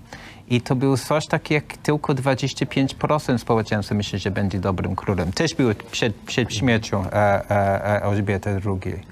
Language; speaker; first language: Polish; non-native, learner; English